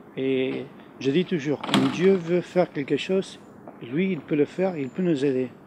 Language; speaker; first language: French; non-native, fluent; Spanish